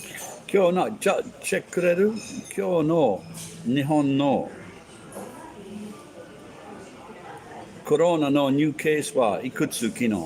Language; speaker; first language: Japanese; non-native, learner; English